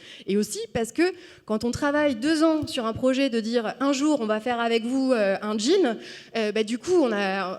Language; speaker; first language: French; native; French